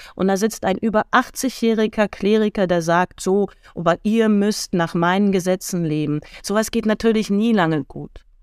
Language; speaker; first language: German; early bilingual, heritage; German